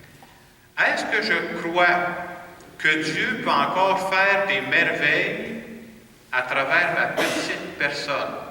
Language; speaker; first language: French; native; French